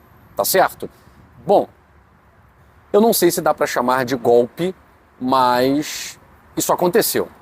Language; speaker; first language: Portuguese; native; Portuguese